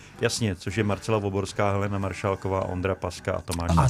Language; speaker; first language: Czech; native; Czech